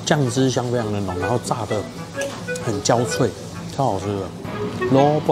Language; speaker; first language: Chinese; native; Chinese